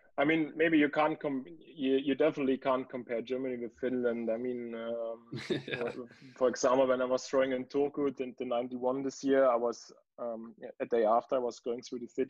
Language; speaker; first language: English; non-native, fluent; German